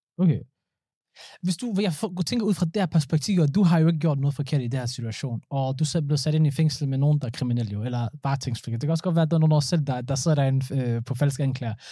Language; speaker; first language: Danish; early bilingual, other home language; Somali